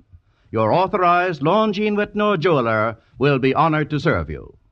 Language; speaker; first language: English; native; English